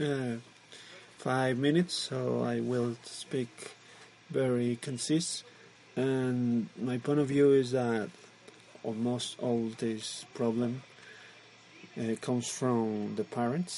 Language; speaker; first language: English; non-native, learner; Spanish